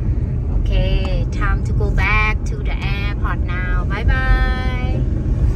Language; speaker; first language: English; non-native, learner; Thai